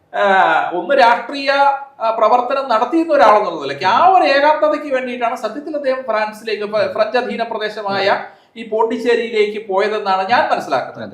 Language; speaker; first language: Malayalam; native; Malayalam